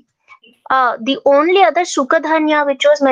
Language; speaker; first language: English; non-native, local second language; Hindi